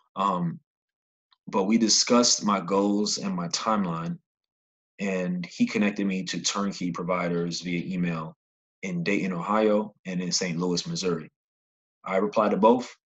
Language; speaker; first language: English; native; English